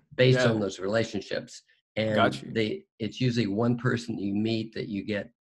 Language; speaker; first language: English; native; English